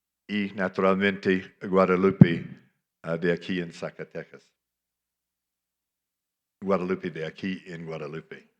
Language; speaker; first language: Spanish; non-native, fluent; English